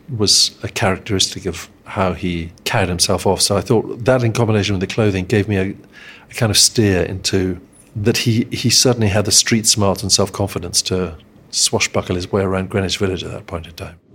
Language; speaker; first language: English; native; English